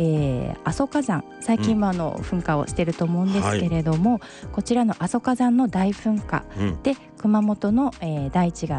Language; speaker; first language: Japanese; native; Japanese